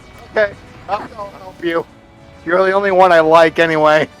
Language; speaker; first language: English; native; English